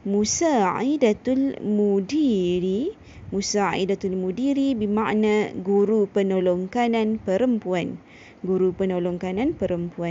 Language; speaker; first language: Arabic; non-native, fluent; Malay